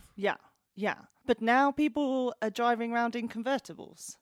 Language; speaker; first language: English; native; English